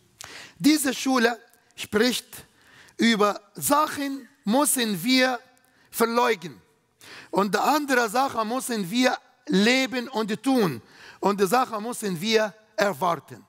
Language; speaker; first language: German; non-native, fluent; Arabic